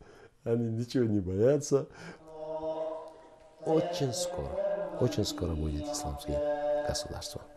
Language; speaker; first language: Russian; non-native, local second language; Kyrgyz